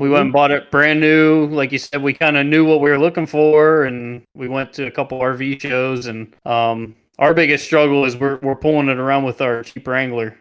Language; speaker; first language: English; native; English